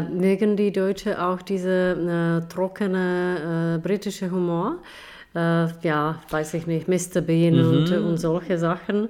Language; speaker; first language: German; non-native, fluent; Czech